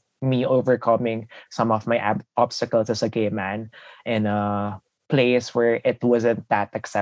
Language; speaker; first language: English; non-native, local second language; Filipino